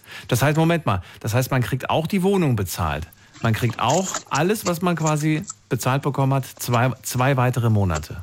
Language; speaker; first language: German; native; German